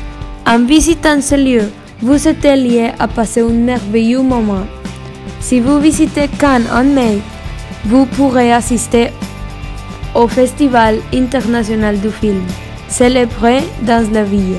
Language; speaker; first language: French; non-native, learner; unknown